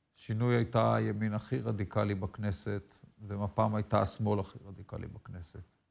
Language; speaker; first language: Hebrew; native; Hebrew